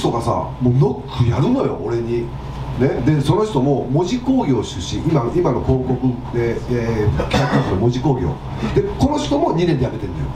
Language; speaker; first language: Japanese; native; Japanese